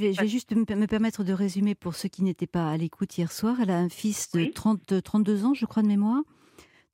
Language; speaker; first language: French; native; French